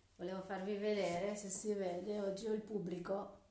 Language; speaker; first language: Italian; non-native, fluent; Czech